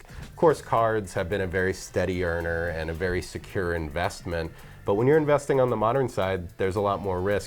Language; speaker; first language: English; native; English